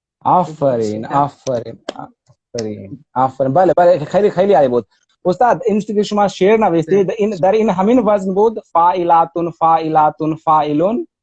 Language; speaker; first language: Persian; non-native, learner; Hindi